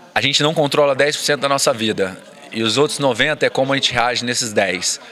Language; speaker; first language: Portuguese; native; Portuguese